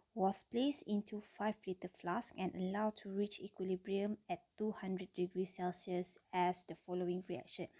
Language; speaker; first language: English; non-native, local second language; Malay